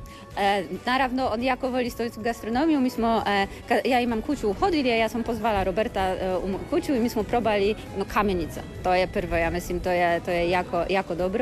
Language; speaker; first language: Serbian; non-native, learner; Polish